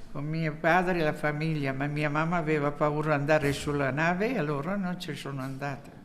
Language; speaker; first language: Italian; early bilingual, heritage; Italian